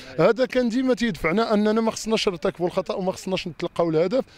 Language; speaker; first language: Arabic; native; Arabic